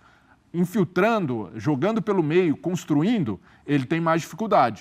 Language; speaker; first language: Portuguese; native; Portuguese